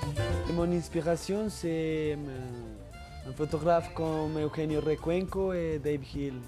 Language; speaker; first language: French; non-native, learner; Spanish